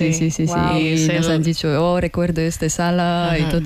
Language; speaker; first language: Spanish; non-native, learner; Russian